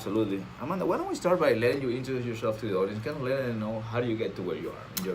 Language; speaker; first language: English; non-native, fluent; Spanish